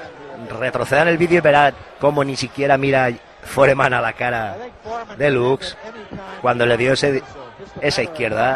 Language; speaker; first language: Spanish; native; Spanish